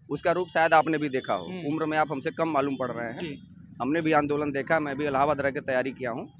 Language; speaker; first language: Hindi; native; Hindi